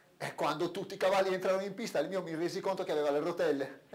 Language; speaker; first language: Italian; native; Italian